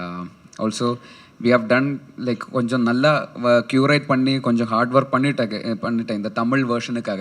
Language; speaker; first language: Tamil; non-native, learner; Malayalam